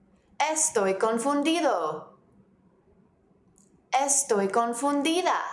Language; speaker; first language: Spanish; non-native, fluent; English